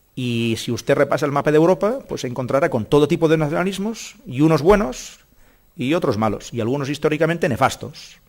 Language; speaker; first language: Spanish; non-native, local second language; Catalan